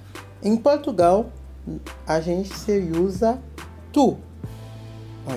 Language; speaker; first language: Portuguese; non-native, fluent; Haitian Creole